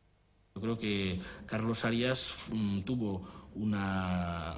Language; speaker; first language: Spanish; native; Spanish